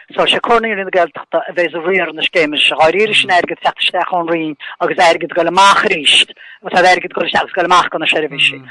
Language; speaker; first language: Irish; native; Irish